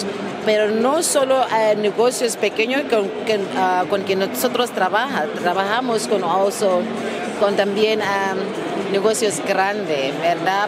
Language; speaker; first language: Spanish; non-native, fluent; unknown